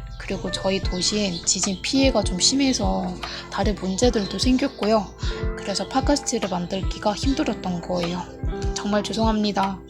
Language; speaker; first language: Korean; non-native, fluent; Burmese